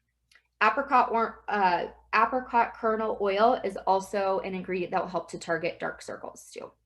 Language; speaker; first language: English; native; English